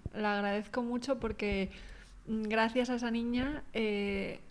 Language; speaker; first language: Spanish; native; Spanish